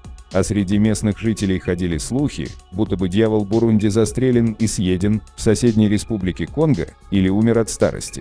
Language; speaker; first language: Russian; native; Russian